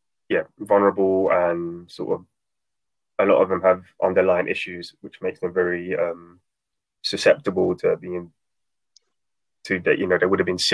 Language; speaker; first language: English; native; English